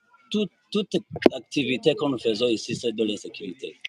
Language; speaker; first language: French; non-native, local second language; Rundi